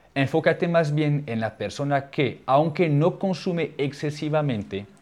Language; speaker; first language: Spanish; non-native, fluent; French